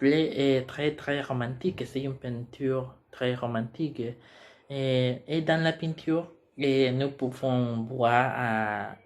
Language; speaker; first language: French; non-native, learner; Spanish